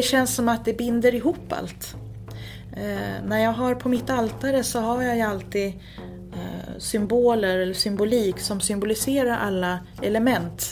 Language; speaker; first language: Swedish; native; Swedish